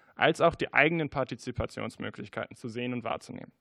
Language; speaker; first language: German; native; German